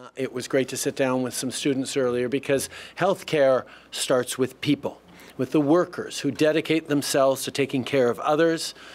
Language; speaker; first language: English; native; English